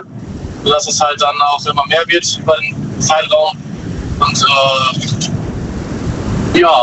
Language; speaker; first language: German; native; German